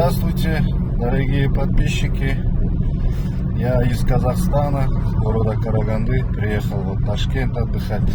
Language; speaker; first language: Russian; non-native, local second language; Kazakh